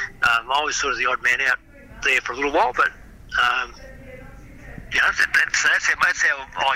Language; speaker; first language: English; native; English